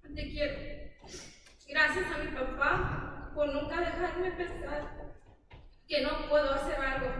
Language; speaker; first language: Spanish; early bilingual, heritage; Spanish